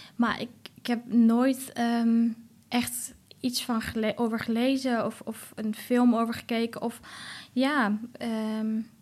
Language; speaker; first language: Dutch; early bilingual, other home language; Arabic